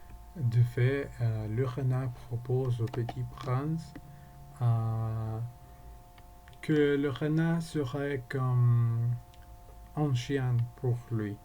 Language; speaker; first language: French; non-native, learner; Spanish